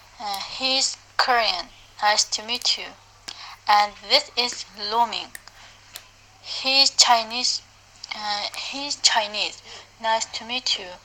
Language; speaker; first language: English; non-native, learner; Uyghur